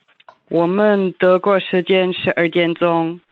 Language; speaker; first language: Chinese; non-native, fluent; German